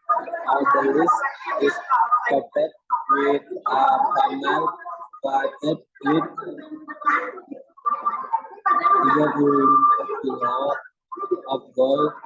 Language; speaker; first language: English; non-native, learner; Indonesian